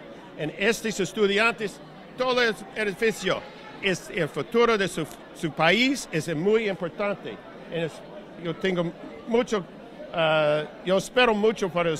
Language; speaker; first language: Spanish; non-native, learner; English